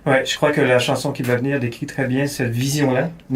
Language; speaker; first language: French; native; French